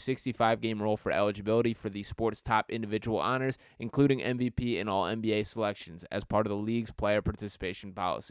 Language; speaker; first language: English; native; English